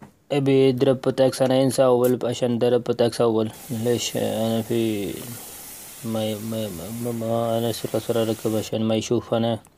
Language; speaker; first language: Arabic; non-native, learner; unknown